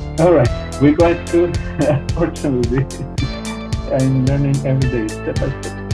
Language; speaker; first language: English; non-native, fluent; Spanish